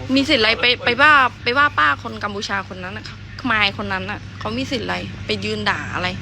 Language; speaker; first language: Thai; early bilingual, other home language; Khmer